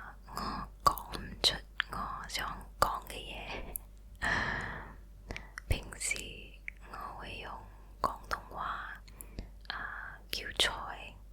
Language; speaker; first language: Cantonese; non-native, local second language; Chinese